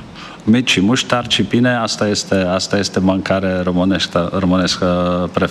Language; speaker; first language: Romanian; non-native, fluent; Czech